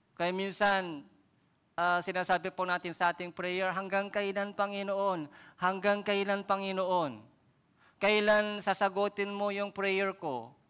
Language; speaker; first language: Filipino; non-native, fluent; Korean